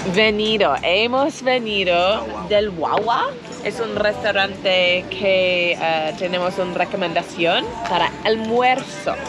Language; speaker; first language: Spanish; non-native, learner; English